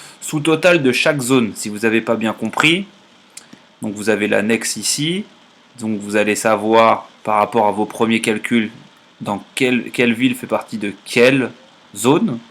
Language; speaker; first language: French; native; French